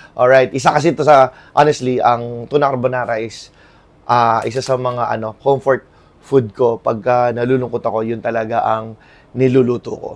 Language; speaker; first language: Filipino; native; Filipino